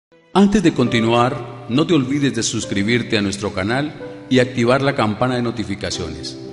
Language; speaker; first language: Spanish; native; Spanish